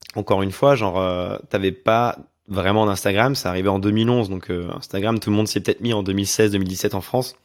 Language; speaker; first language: French; native; French